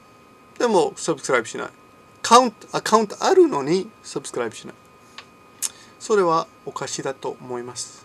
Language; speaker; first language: Japanese; non-native, fluent; English